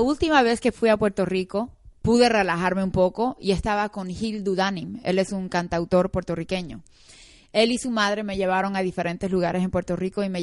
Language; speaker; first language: Spanish; early bilingual, heritage; Spanish